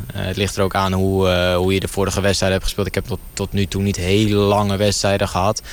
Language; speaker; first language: Dutch; native; Dutch